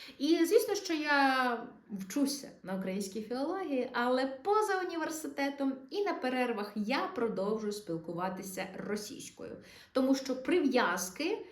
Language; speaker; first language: Ukrainian; non-native, local second language; Russian